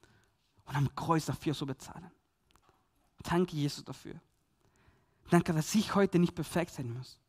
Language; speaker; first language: German; non-native, learner; Spanish